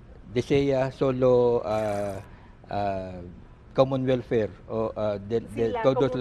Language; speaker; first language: Spanish; non-native, learner; Filipino